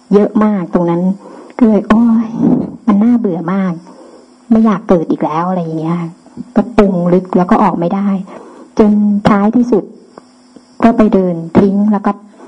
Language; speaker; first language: Thai; native; Thai